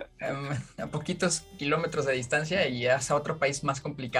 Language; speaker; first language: Spanish; native; Spanish